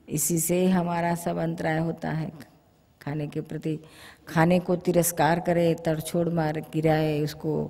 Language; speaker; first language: Hindi; non-native, local second language; Gujarati